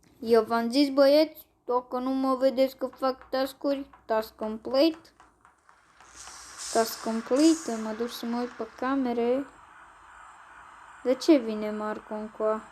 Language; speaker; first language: Romanian; native; Romanian